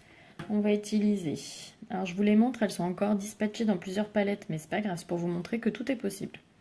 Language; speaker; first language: French; native; French